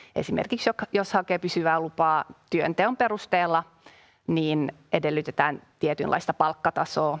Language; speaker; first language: Finnish; native; Finnish